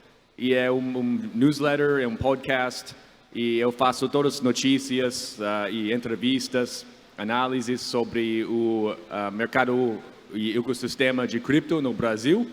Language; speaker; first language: Portuguese; non-native, fluent; English